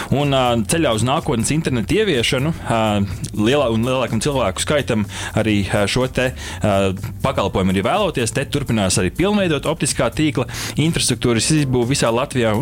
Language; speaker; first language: Latvian; native; Latvian